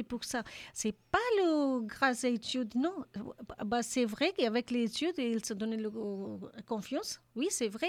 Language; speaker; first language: French; non-native, learner; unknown